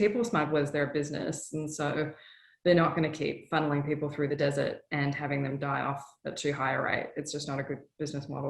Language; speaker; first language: English; native; English